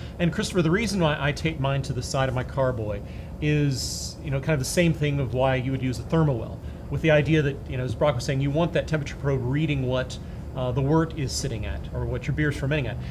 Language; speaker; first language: English; native; English